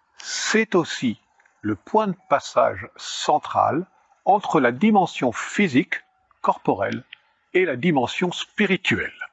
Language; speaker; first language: French; native; French